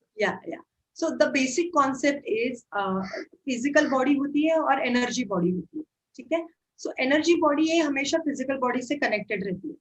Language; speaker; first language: Hindi; non-native, local second language; Marathi